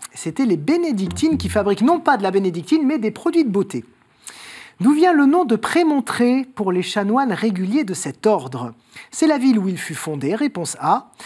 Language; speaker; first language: French; native; French